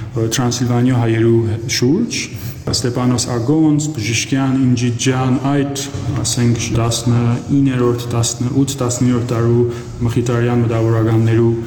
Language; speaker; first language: Armenian; early bilingual, heritage; Armenian